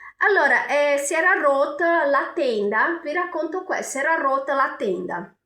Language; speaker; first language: Italian; non-native, fluent; Portuguese